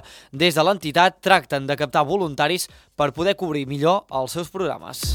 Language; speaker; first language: Catalan; native; Catalan